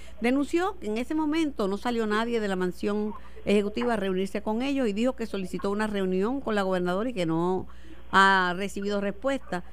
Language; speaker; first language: Spanish; native; Spanish